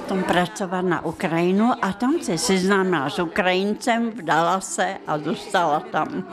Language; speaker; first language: Czech; non-native, fluent; Russian